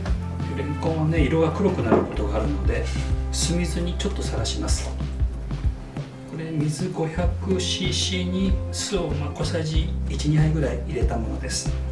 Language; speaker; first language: Japanese; native; Japanese